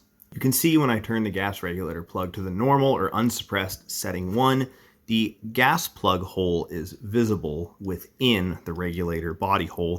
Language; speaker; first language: English; native; English